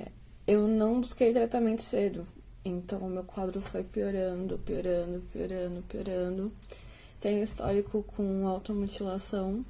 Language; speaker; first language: Portuguese; native; Portuguese